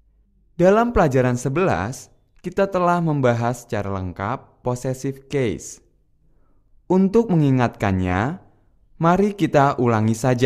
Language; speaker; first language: Indonesian; native; Indonesian